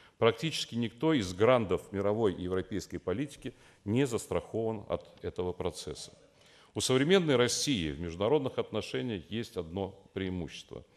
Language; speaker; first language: Russian; native; Russian